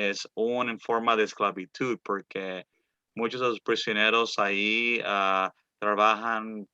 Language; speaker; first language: Spanish; early bilingual, heritage; Spanish